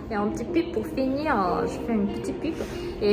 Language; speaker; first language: French; non-native, learner; Korean